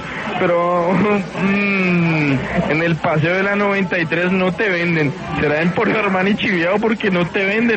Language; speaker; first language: Spanish; native; Spanish